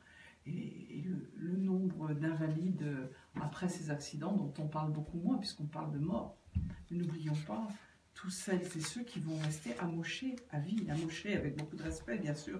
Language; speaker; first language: French; native; French